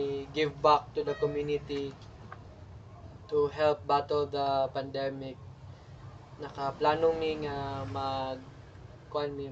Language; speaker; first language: English; non-native, local second language; Cebuano